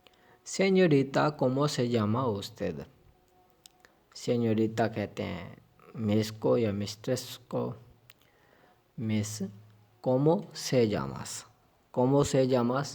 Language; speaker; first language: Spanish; non-native, fluent; Urdu